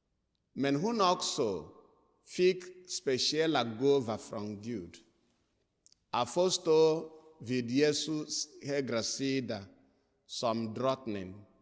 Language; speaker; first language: Swedish; non-native, fluent; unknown